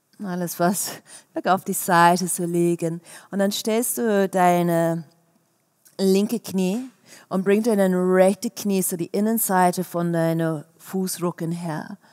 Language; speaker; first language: German; non-native, fluent; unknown